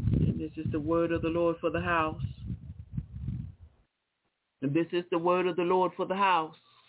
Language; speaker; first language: English; native; English